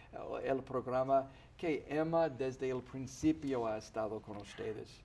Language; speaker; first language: Spanish; non-native, fluent; English